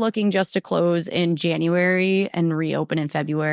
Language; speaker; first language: English; native; English